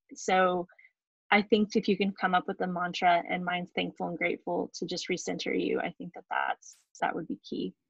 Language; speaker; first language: English; native; English